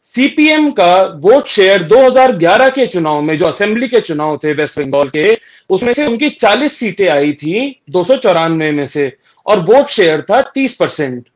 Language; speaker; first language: Hindi; native; Hindi